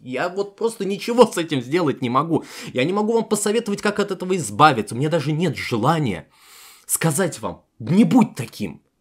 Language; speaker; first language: Russian; native; Russian